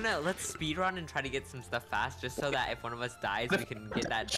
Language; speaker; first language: English; native; English